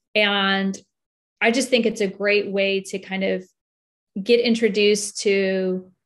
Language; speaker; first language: English; native; English